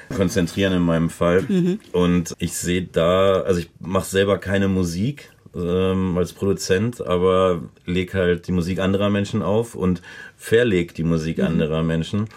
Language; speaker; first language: German; native; German